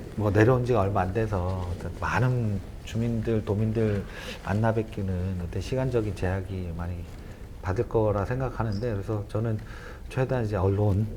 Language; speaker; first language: Korean; native; Korean